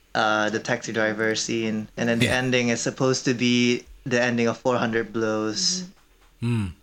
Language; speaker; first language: English; early bilingual, other home language; Korean